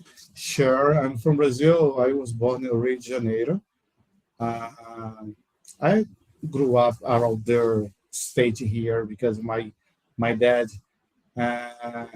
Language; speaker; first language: English; non-native, learner; Portuguese